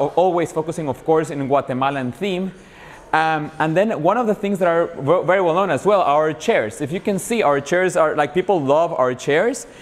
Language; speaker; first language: English; non-native, fluent; Spanish